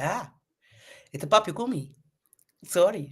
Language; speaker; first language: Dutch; non-native, local second language; Papiamento